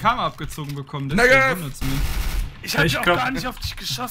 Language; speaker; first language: German; native; German